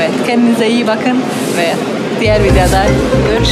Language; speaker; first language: Turkish; non-native, fluent; Slovenian